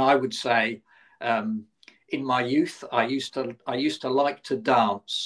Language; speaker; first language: English; native; English